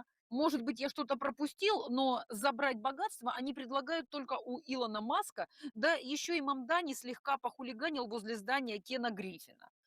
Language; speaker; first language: Russian; native; Russian